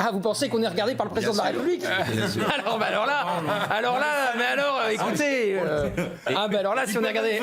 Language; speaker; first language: French; native; French